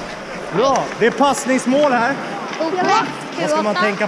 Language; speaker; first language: Swedish; native; Swedish